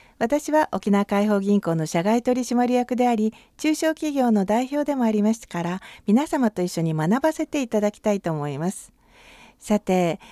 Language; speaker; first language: Japanese; native; Japanese